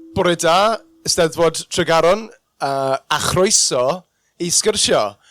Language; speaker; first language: Welsh; non-native, local second language; English